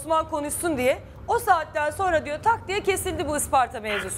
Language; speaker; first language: Turkish; native; Turkish